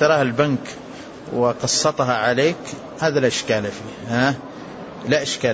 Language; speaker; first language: Arabic; native; Arabic